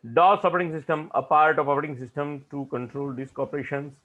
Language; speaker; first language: English; non-native, local second language; Gujarati